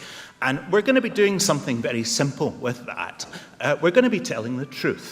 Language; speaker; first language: English; native; English